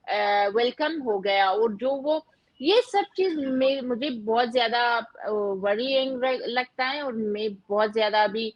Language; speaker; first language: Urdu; non-native, fluent; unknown